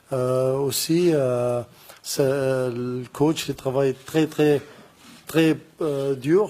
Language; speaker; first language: French; non-native, learner; Arabic